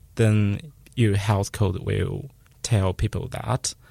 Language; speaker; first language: English; non-native, fluent; Chinese